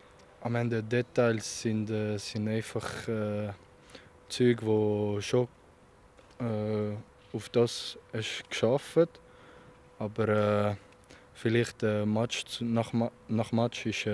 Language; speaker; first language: German; non-native, local second language; French